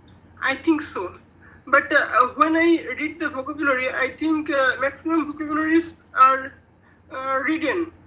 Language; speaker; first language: English; non-native, learner; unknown